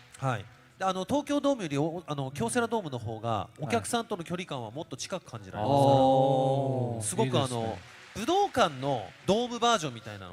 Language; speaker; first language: Japanese; native; Japanese